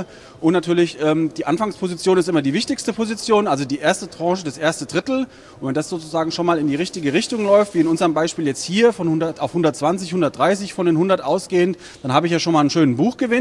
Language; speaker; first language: German; native; German